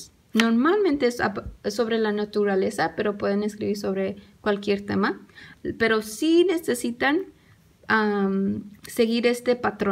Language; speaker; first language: Spanish; early bilingual, heritage; English